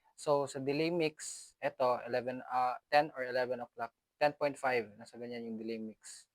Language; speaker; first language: Filipino; non-native, local second language; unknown